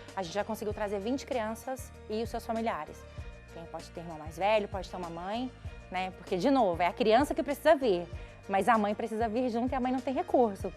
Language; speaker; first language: Portuguese; native; Portuguese